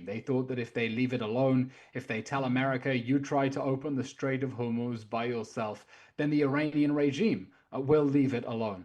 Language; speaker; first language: English; native; English